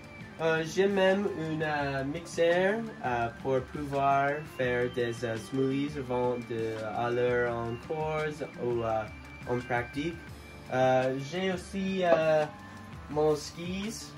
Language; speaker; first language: French; non-native, learner; English